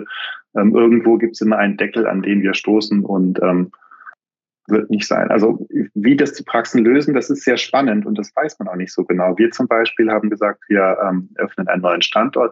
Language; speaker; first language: German; native; German